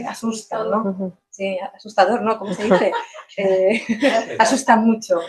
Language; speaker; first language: Spanish; non-native, fluent; Italian